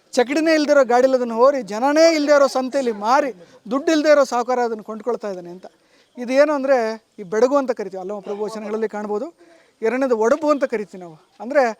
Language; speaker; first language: Kannada; non-native, local second language; Lambadi